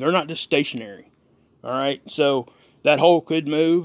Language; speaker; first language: English; native; English